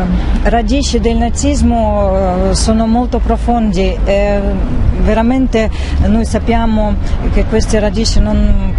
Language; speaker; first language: Italian; non-native, learner; Russian